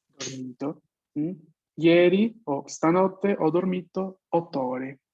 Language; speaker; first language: Italian; non-native, fluent; Spanish